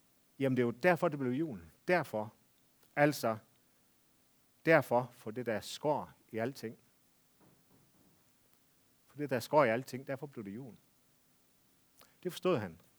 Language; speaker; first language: Danish; native; Danish